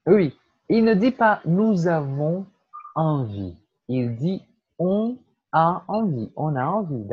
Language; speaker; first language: French; non-native, fluent; Portuguese